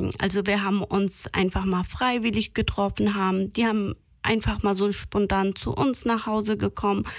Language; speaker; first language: German; non-native, fluent; Persian